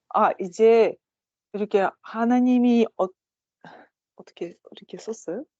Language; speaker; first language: Korean; non-native, learner; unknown